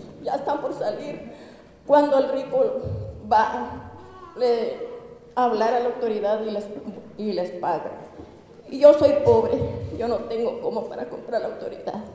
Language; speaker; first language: Spanish; non-native, local second language; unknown